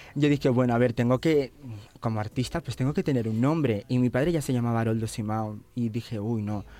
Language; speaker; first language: Spanish; early bilingual, other home language; Portuguese